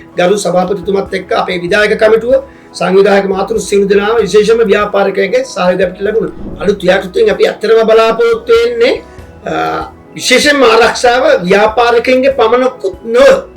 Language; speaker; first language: Sinhala; native; Sinhala